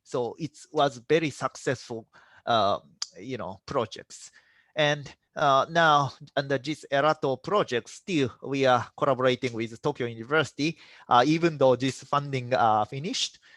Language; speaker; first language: English; non-native, fluent; Japanese